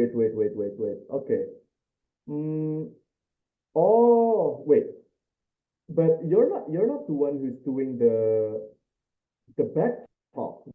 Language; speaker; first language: English; non-native, fluent; Indonesian